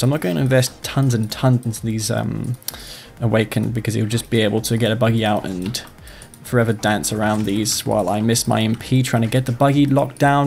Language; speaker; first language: English; native; English